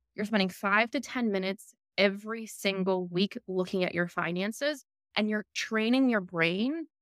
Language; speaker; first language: English; native; English